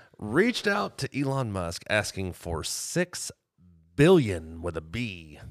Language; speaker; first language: English; native; English